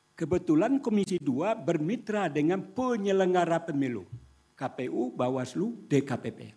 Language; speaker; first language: Indonesian; non-native, local second language; Minangkabau